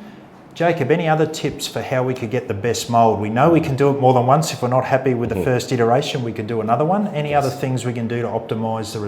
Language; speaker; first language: English; native; English